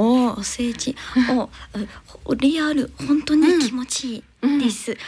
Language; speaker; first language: Japanese; non-native, learner; English